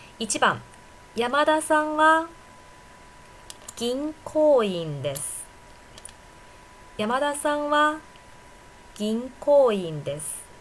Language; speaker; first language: Japanese; non-native, fluent; Chinese